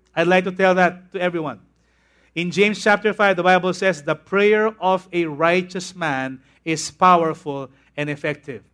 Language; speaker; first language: English; non-native, local second language; Filipino